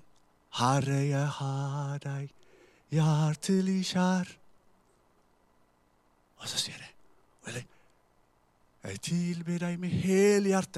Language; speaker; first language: Norwegian; non-native, fluent; Tigrinya